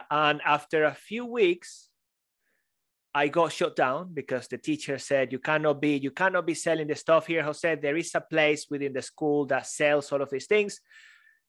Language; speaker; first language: English; non-native, fluent; Spanish